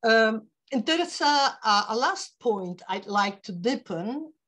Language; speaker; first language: English; non-native, fluent; Italian